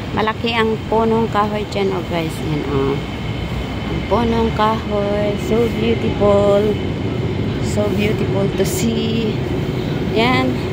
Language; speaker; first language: Filipino; native; Filipino